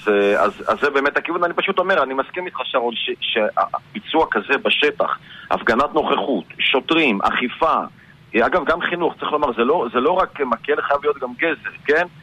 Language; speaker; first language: Hebrew; native; Hebrew